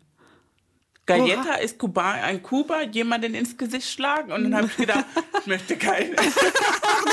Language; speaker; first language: German; non-native, fluent; Spanish